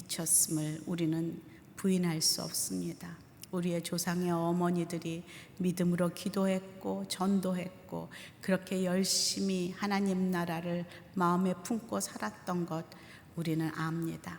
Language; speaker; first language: Korean; native; Korean